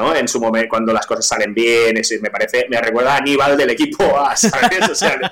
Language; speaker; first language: Spanish; non-native, local second language; Catalan